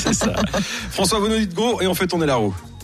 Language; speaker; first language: French; native; French